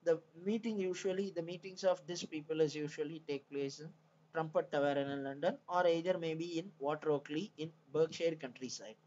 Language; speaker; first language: English; non-native, local second language; Tamil